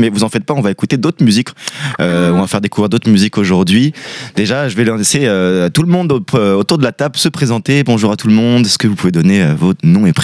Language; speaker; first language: French; native; French